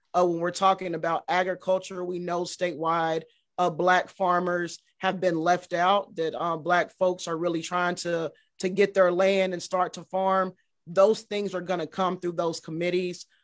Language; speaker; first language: English; native; English